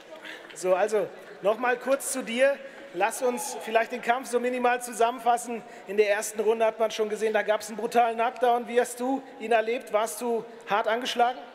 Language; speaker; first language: German; native; German